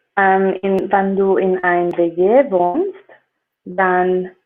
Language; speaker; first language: German; non-native, learner; Spanish